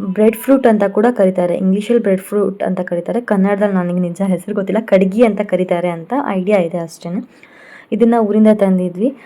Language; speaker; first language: Kannada; non-native, local second language; Konkani